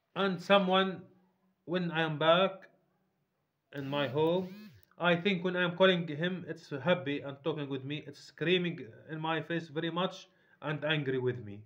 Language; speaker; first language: English; non-native, learner; Arabic